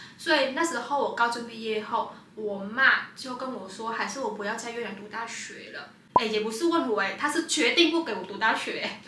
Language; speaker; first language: Chinese; non-native, fluent; Vietnamese